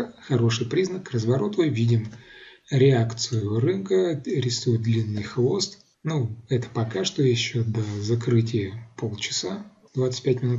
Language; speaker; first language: Russian; native; Russian